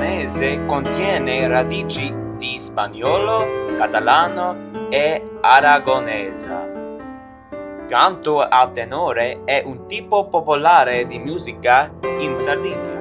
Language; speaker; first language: Italian; non-native, learner; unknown